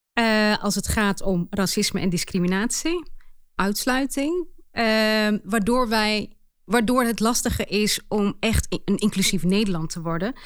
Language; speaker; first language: Dutch; early bilingual, other home language; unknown